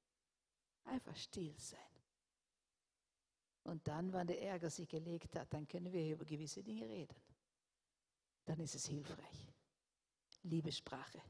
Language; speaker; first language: German; non-native, fluent; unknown